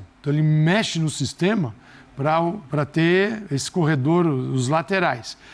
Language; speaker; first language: Portuguese; native; Portuguese